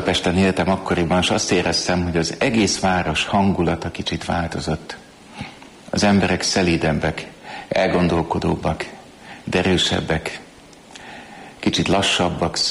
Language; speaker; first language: Hungarian; native; Hungarian